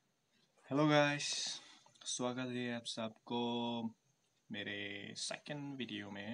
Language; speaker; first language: Hindi; non-native, local second language; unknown